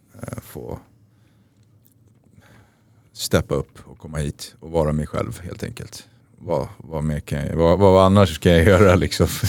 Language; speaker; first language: Swedish; native; Swedish